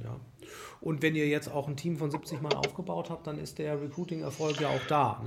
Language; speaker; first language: German; native; German